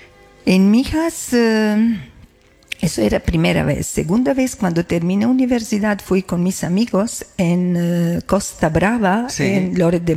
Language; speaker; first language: Spanish; non-native, learner; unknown